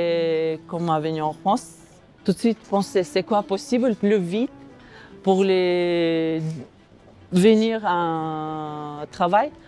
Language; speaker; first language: French; non-native, learner; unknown